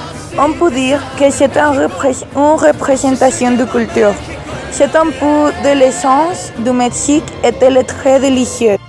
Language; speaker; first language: French; non-native, learner; Spanish